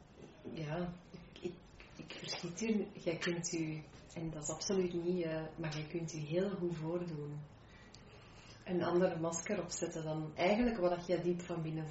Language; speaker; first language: Dutch; native; Dutch